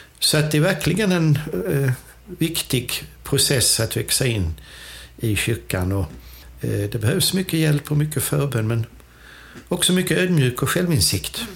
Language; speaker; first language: Swedish; native; Swedish